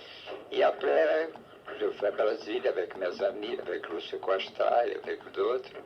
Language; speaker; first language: French; non-native, fluent; Portuguese